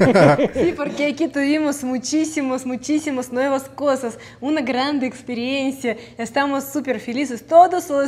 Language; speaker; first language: Spanish; non-native, fluent; Russian